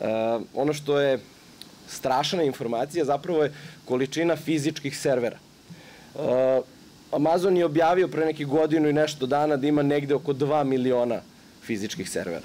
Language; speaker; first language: Serbian; native; Serbian